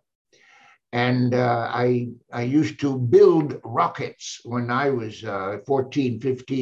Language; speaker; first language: English; non-native, fluent; Spanish